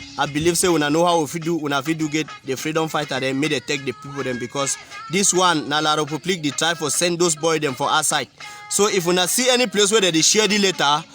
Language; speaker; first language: Nigerian Pidgin; native; Nigerian Pidgin